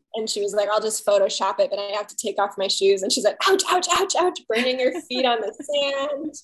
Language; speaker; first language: English; native; English